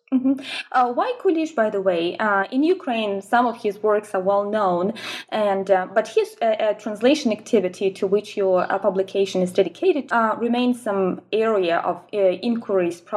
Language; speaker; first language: English; non-native, fluent; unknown